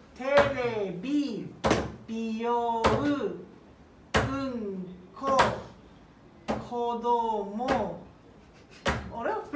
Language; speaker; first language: Japanese; native; Japanese